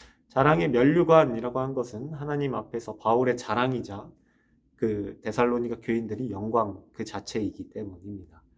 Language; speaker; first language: Korean; native; Korean